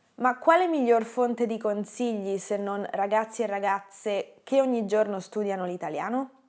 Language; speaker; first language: Italian; native; Italian